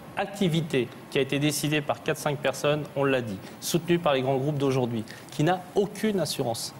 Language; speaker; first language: French; early bilingual, other home language; Korean